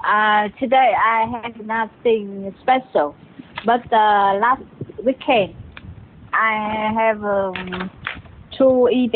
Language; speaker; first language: English; non-native, learner; Vietnamese